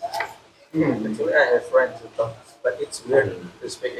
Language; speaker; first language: English; non-native, local second language; Indonesian